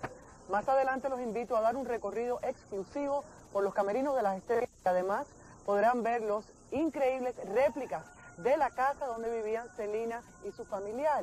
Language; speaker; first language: Spanish; native; Spanish